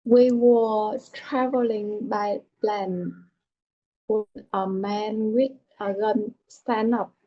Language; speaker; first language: English; non-native, learner; Vietnamese